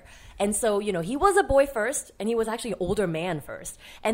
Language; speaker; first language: English; non-native, local second language; Cantonese